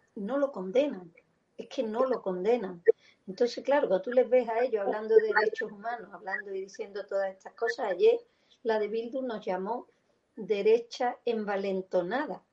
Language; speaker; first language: Spanish; native; Spanish